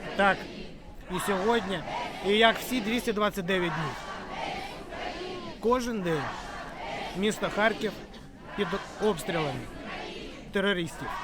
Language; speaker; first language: Ukrainian; native; Ukrainian